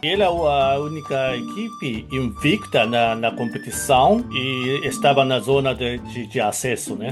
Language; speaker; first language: Portuguese; non-native, fluent; Japanese